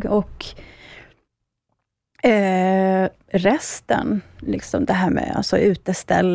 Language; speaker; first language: Swedish; early bilingual, other home language; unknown